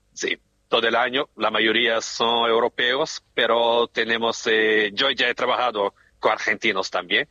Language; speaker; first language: Spanish; non-native, fluent; Portuguese